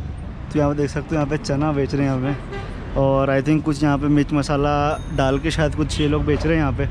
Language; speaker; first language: Hindi; native; Hindi